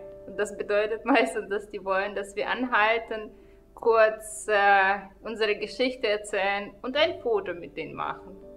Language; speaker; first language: German; non-native, fluent; Russian